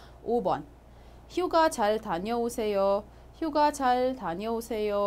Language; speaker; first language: Korean; non-native, fluent; Arabic